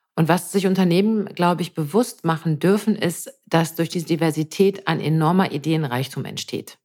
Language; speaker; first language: German; native; German